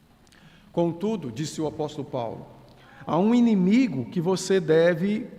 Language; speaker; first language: Portuguese; native; Portuguese